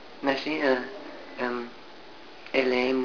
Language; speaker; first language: French; non-native, learner; English